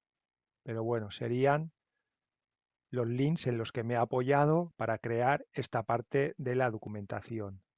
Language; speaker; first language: Spanish; native; Spanish